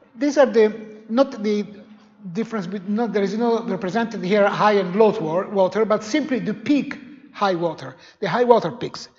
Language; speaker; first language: English; non-native, fluent; Italian